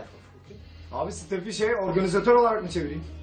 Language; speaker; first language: Turkish; native; Turkish